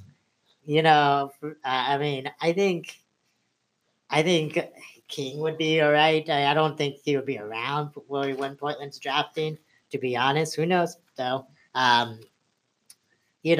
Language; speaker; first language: English; native; English